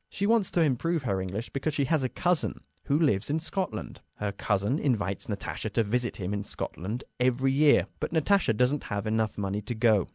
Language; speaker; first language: English; native; English